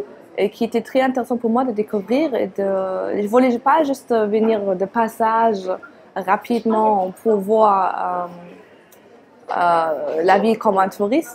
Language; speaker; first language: French; non-native, fluent; German